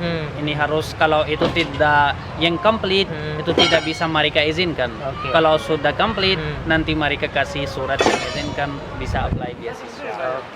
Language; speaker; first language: Indonesian; non-native, learner; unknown